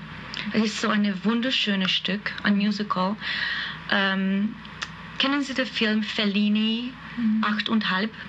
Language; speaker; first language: German; non-native, fluent; Hungarian